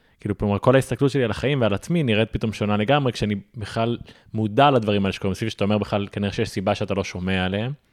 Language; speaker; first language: Hebrew; native; Hebrew